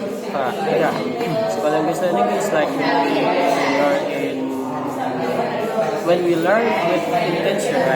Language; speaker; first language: English; non-native, learner; Indonesian